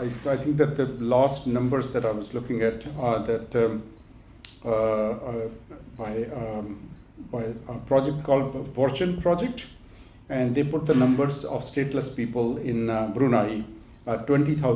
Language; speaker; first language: English; non-native, local second language; Urdu